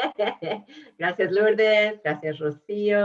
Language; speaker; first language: Spanish; early bilingual, other home language; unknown